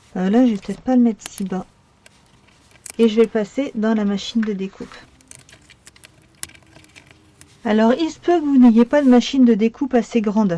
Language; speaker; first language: French; native; French